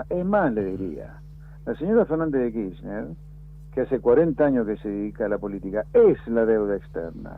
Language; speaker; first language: Spanish; native; Spanish